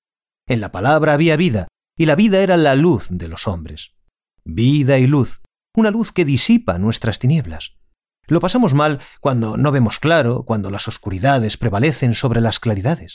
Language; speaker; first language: Spanish; native; Spanish